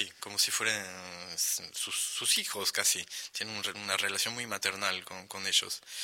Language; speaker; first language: Spanish; non-native, fluent; French